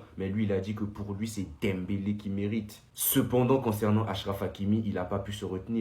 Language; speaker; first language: French; native; French